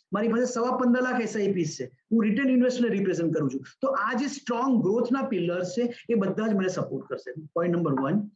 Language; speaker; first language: Gujarati; native; Gujarati